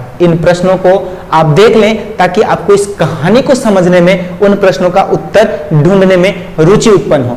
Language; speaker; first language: Hindi; native; Hindi